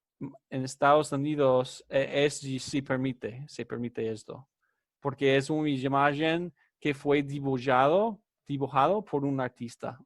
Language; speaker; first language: Spanish; non-native, fluent; English